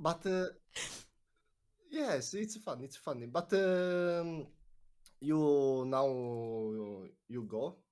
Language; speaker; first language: English; non-native, learner; Italian